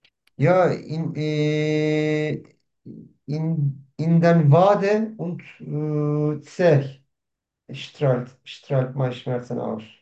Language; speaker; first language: German; non-native, learner; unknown